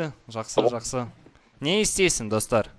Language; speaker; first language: Kazakh; non-native, learner; Russian